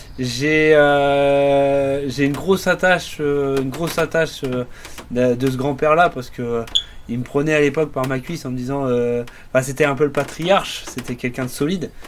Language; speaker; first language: French; native; French